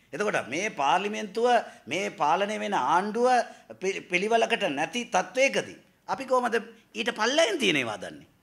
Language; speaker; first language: Sinhala; non-native, local second language; Tamil